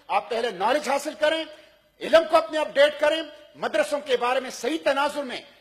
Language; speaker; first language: Urdu; non-native, local second language; Pashto